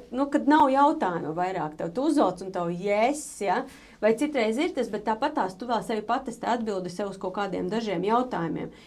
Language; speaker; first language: Latvian; native; Latvian